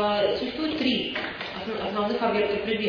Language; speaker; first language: Russian; native; Russian